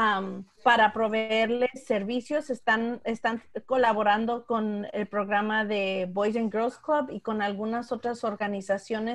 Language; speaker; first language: Spanish; non-native, local second language; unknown